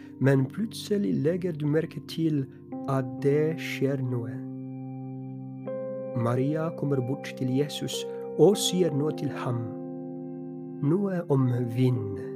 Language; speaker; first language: Norwegian; non-native, fluent; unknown